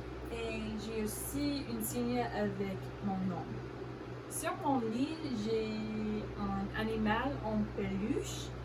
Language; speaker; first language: French; non-native, learner; English